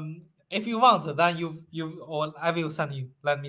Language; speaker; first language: English; non-native, learner; Chinese